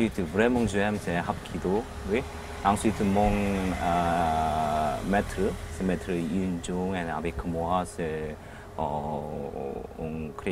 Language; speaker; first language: French; non-native, learner; Korean